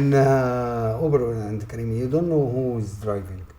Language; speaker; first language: English; non-native, learner; Arabic